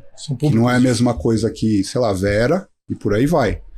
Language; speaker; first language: Portuguese; native; Portuguese